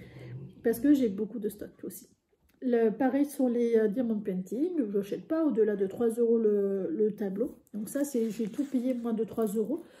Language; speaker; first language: French; native; French